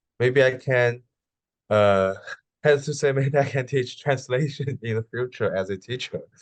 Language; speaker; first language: English; non-native, learner; Chinese